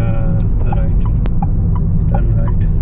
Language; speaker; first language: English; non-native, learner; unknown